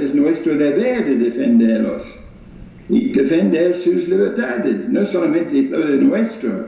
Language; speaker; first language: Spanish; non-native, fluent; English